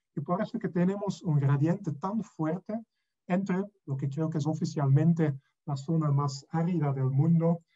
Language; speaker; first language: Spanish; non-native, fluent; Dutch